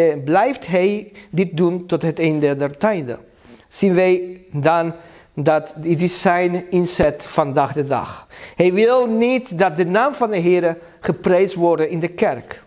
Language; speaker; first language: Dutch; non-native, learner; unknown